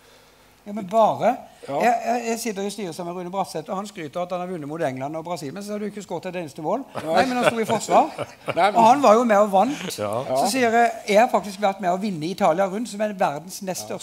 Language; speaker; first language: Norwegian; native; Norwegian